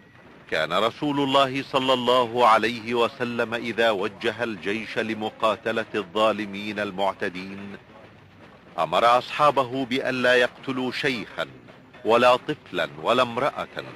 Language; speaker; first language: Arabic; native; Arabic